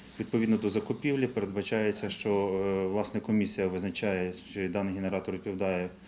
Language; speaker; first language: Ukrainian; native; Ukrainian